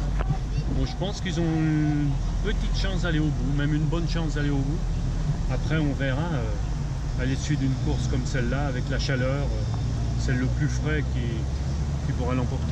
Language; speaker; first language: French; native; French